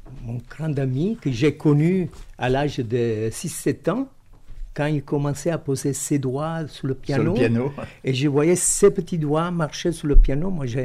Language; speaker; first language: French; non-native, fluent; Italian